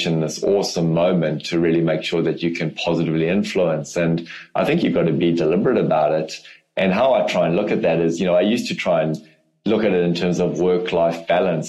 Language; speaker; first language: English; native; English